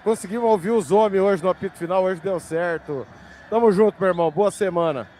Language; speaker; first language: Portuguese; native; Portuguese